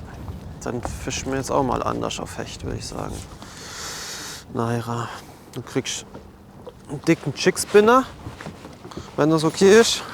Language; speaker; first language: German; native; German